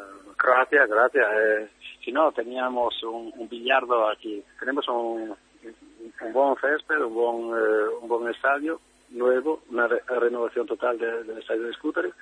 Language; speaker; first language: Spanish; non-native, fluent; Italian